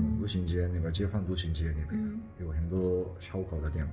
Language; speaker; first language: Chinese; non-native, fluent; Japanese